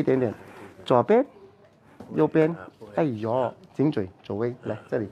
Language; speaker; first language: Chinese; non-native, local second language; Cantonese